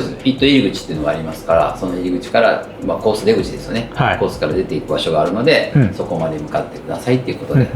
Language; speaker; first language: Japanese; native; Japanese